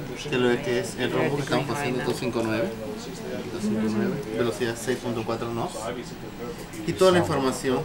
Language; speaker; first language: Spanish; native; Spanish